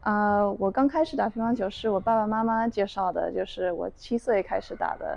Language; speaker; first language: Chinese; early bilingual, heritage; Chinese